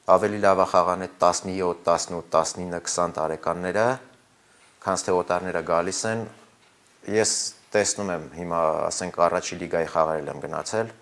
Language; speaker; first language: Armenian; native; Armenian